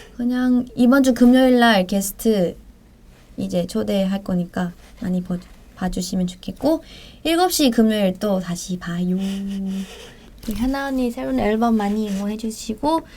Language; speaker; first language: Korean; non-native, fluent; Thai